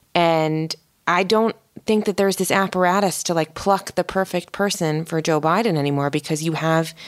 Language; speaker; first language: English; native; English